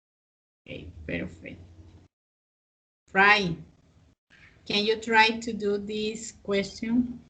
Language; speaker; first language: English; non-native, fluent; Spanish